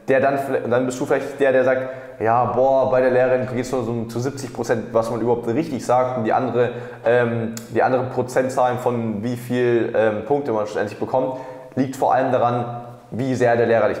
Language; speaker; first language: German; native; German